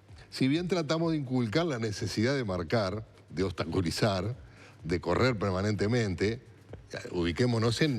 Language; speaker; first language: Spanish; native; Spanish